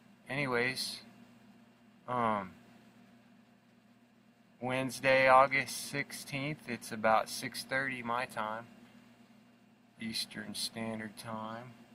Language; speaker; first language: English; native; English